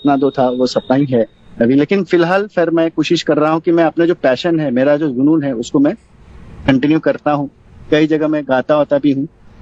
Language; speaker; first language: Hindi; native; Hindi